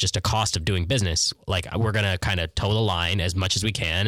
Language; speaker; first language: English; native; English